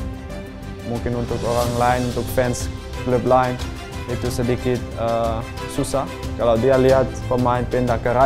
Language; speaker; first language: Indonesian; non-native, learner; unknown